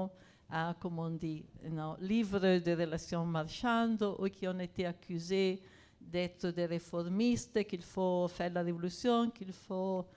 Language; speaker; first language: French; non-native, fluent; Italian